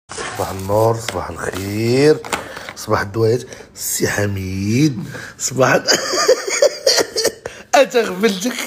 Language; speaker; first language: Arabic; native; Arabic